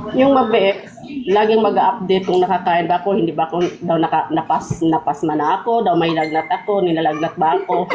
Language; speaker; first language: Filipino; non-native, local second language; Cebuano